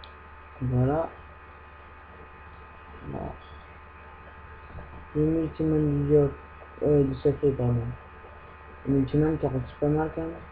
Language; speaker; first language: French; native; French